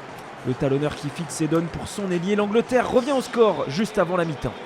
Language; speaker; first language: French; native; French